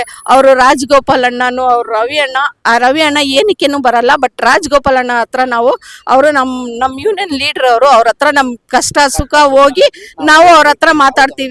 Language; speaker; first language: Kannada; non-native, local second language; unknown